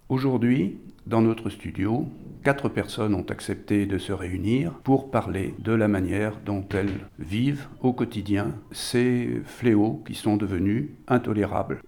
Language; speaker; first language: French; native; French